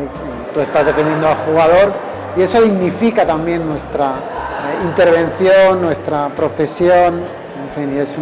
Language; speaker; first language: Spanish; native; Spanish